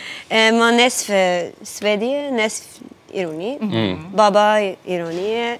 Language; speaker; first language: Persian; non-native, learner; Swedish